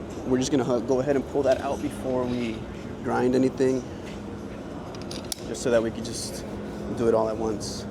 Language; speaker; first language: English; native; English